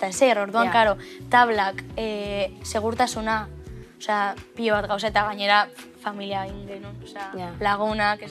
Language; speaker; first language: Basque; non-native, local second language; Spanish